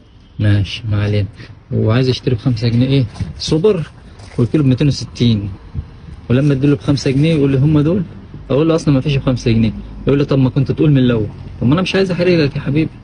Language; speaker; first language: Arabic; native; Arabic